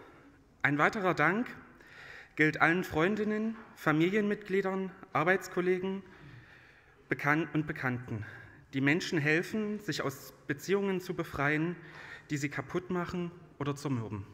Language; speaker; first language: German; native; German